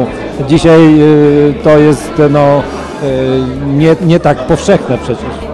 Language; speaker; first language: Polish; native; Polish